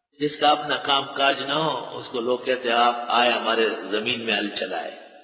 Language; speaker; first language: Urdu; non-native, local second language; Pashto